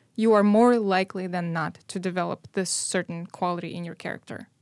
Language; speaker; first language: English; non-native, fluent; Romanian